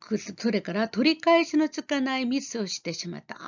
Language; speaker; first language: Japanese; non-native, fluent; Korean